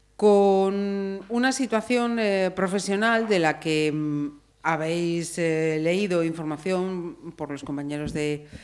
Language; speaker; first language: Spanish; native; Spanish